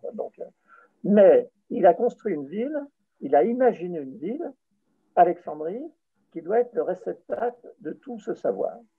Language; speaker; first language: French; native; French